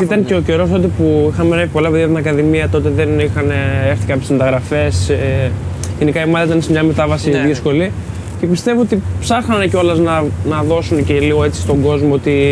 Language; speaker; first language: Greek; native; Greek